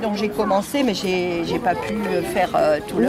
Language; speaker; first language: French; native; French